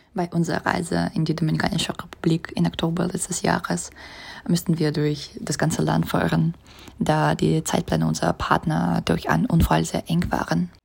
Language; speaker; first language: German; non-native, fluent; Russian